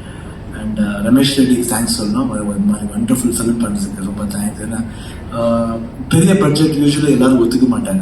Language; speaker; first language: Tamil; non-native, local second language; Kannada